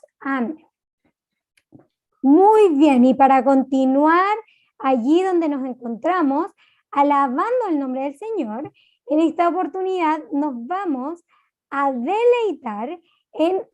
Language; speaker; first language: Spanish; native; Spanish